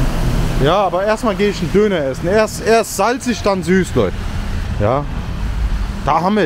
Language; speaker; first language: German; native; German